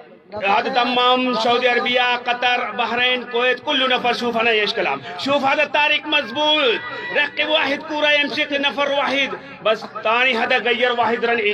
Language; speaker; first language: Arabic; non-native, learner; Hindi